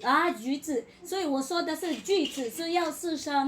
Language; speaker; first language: Chinese; non-native, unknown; Filipino